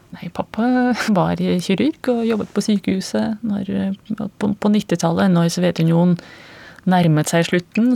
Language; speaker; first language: Norwegian; non-native, fluent; Russian